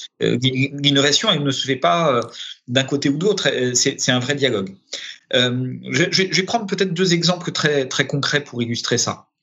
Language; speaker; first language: French; early bilingual, other home language; Romanian